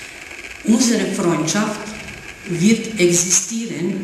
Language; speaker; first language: German; non-native, learner; Serbian